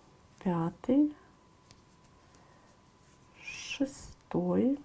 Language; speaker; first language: Russian; native; Russian